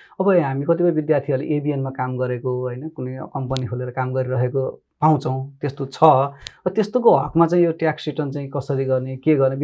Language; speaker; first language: Nepali; native; Nepali